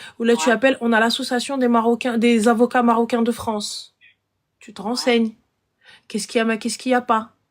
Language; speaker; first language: French; early bilingual, other home language; Arabic